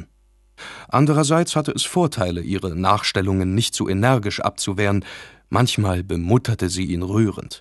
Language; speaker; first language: German; native; German